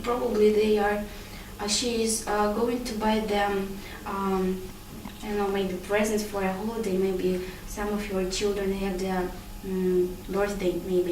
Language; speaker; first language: English; non-native, learner; Russian